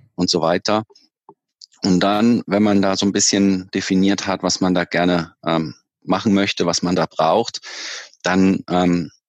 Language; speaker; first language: German; native; German